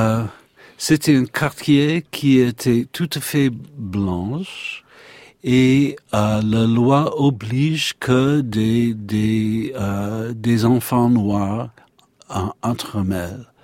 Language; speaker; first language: French; non-native, learner; English